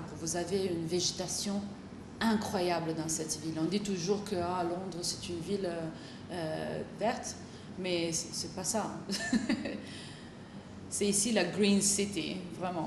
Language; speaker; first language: French; non-native, fluent; Italian